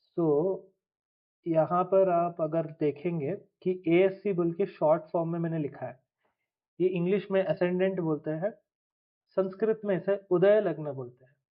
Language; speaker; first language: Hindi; non-native, local second language; Tulu